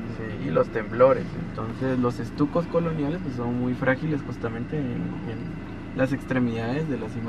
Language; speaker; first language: Spanish; native; Spanish